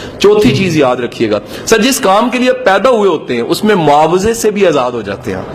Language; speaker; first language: Urdu; non-native, local second language; Punjabi